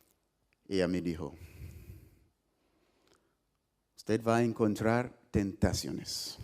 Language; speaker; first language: Spanish; non-native, fluent; English